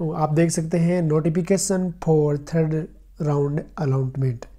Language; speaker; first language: Hindi; native; Hindi